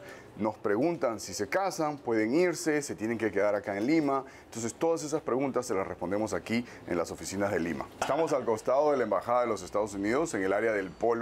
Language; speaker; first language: Spanish; native; Spanish